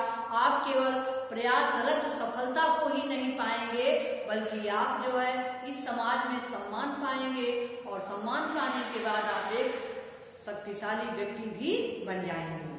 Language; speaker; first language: Hindi; native; Hindi